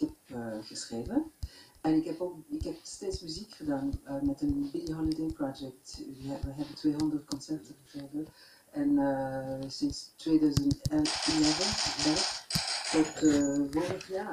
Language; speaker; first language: Dutch; non-native, local second language; French